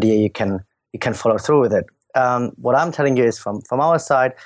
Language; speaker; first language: English; non-native, fluent; German